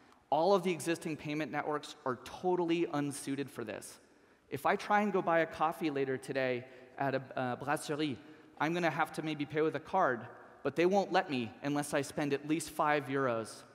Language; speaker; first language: English; native; English